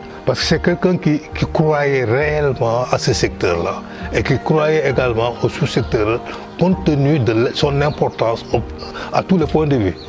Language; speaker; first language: French; non-native, local second language; Wolof